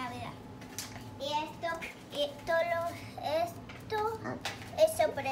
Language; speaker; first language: Spanish; early bilingual, heritage; Spanish